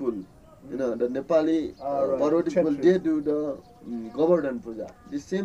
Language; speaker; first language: English; non-native, learner; Newari